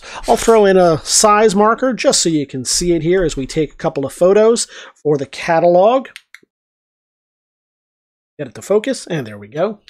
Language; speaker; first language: English; native; English